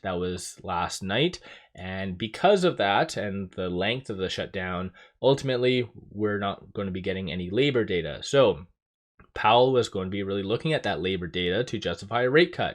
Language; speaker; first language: English; native; English